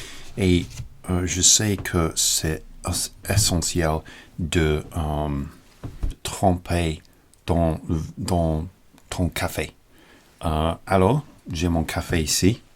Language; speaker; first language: French; non-native, learner; English